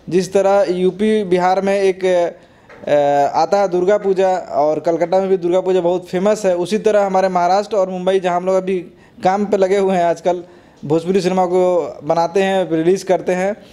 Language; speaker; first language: Hindi; native; Hindi